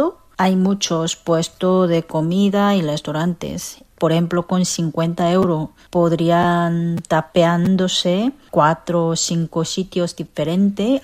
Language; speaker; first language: Spanish; non-native, fluent; Korean